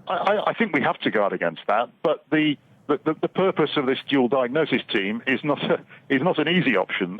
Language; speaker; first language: English; native; English